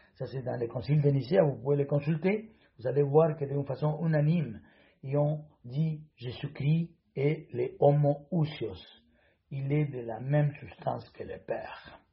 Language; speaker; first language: French; non-native, fluent; Spanish